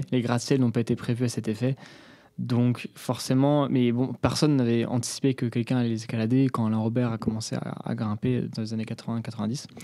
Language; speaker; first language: French; native; French